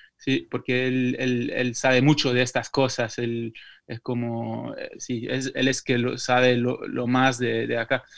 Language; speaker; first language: Spanish; non-native, fluent; French